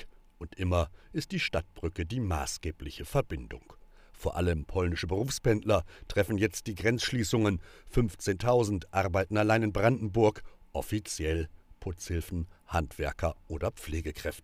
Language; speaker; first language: German; native; German